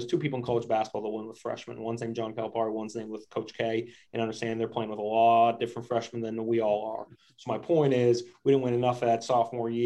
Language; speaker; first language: English; native; English